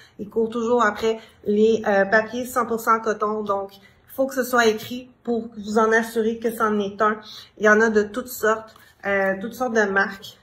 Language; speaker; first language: French; native; French